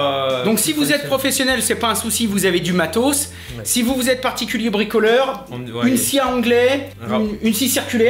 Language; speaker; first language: French; native; French